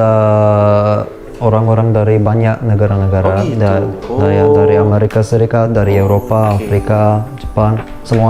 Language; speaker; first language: Indonesian; non-native, learner; Turkish